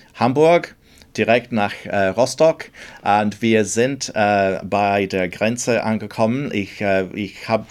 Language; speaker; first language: German; non-native, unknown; English